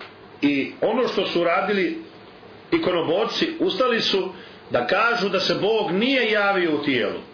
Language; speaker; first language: Croatian; native; Croatian